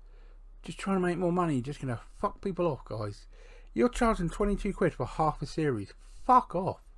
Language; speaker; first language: English; native; English